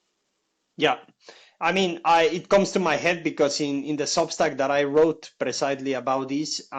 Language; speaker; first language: English; non-native, fluent; Spanish